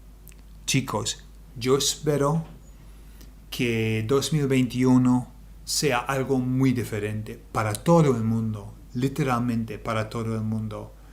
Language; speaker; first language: Spanish; non-native, fluent; English